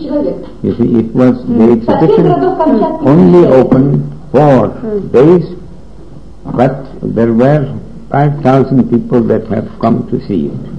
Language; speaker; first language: English; non-native, fluent; Russian